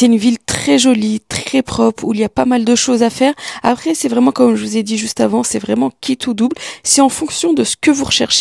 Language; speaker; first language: French; early bilingual, other home language; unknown